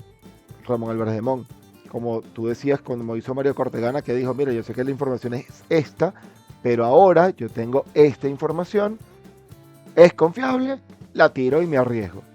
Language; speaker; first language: Spanish; native; Spanish